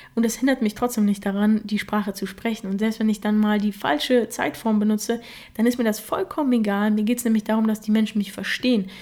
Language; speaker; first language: German; early bilingual, other home language; Russian